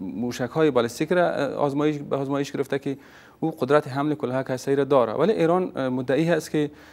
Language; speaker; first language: Persian; native; Persian